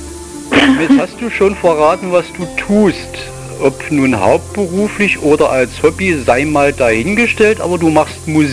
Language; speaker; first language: German; native; German